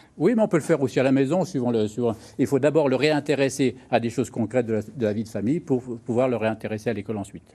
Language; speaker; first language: French; native; French